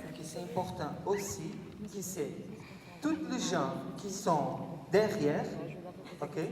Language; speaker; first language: French; non-native, learner; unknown